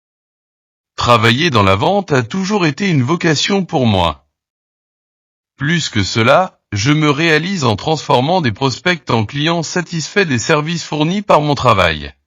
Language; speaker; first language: French; non-native, learner; Portuguese